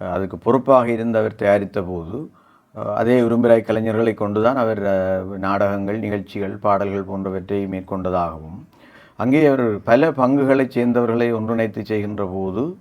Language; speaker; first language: Tamil; native; Tamil